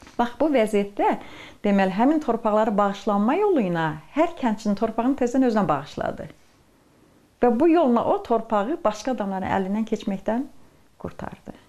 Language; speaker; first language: Azerbaijani; native; Azerbaijani